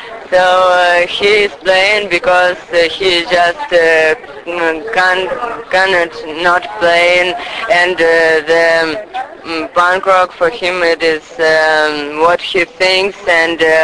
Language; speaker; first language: English; non-native, fluent; Russian